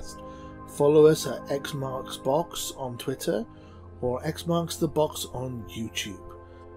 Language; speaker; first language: English; native; English